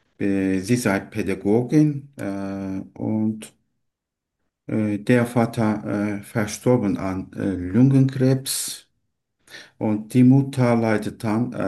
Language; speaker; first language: German; non-native, learner; Turkish